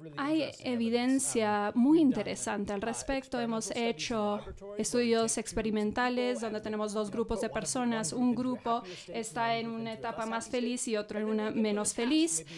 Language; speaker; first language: Spanish; non-native, fluent; English